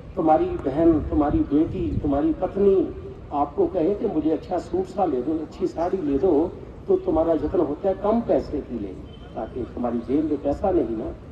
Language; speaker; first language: Hindi; non-native, local second language; Punjabi